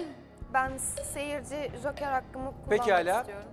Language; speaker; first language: Turkish; early bilingual, heritage; Turkish